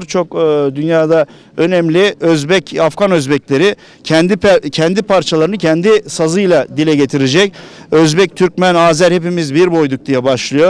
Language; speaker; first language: Turkish; native; Turkish